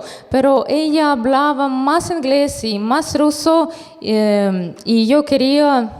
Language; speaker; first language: Spanish; non-native, fluent; Russian